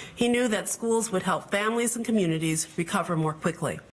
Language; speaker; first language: English; native; English